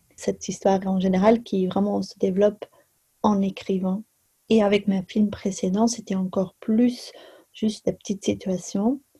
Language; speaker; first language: French; non-native, local second language; Dutch